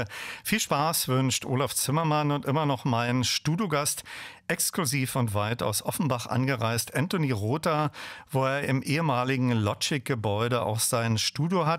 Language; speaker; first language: German; native; German